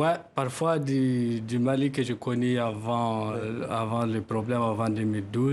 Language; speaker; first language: French; non-native, local second language; Tamasheq